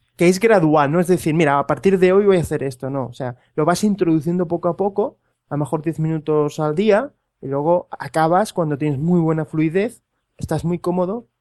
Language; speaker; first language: Spanish; native; Spanish